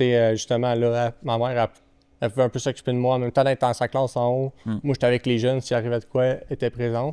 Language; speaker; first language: French; native; French